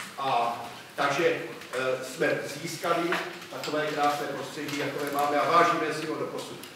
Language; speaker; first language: Czech; native; Czech